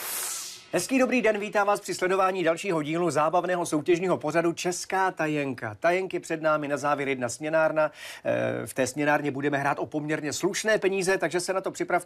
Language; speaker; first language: Czech; native; Czech